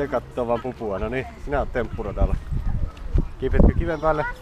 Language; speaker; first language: Finnish; native; Finnish